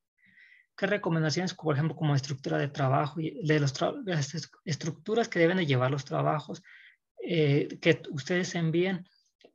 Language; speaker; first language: Spanish; native; Spanish